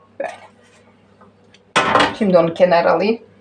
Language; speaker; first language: Turkish; native; Turkish